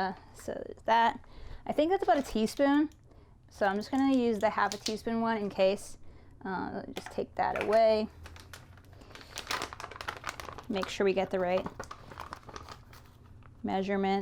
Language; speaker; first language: English; native; English